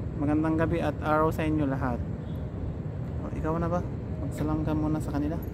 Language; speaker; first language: Filipino; non-native, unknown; Persian